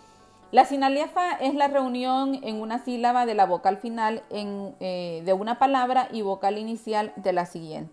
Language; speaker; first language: Spanish; native; Spanish